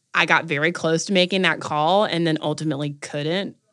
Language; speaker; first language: English; native; English